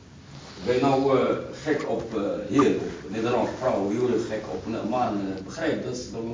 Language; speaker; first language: Dutch; non-native, learner; Arabic